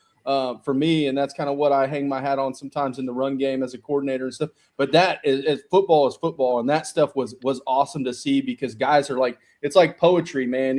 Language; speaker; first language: English; native; English